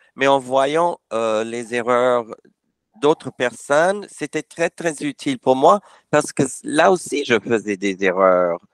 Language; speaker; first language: French; non-native, fluent; English